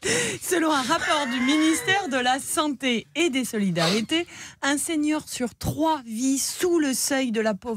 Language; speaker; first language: French; native; French